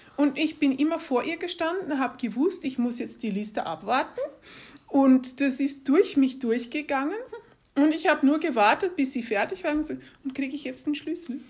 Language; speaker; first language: German; non-native, fluent; Dutch